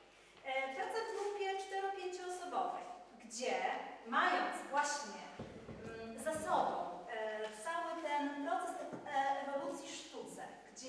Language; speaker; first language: Polish; native; Polish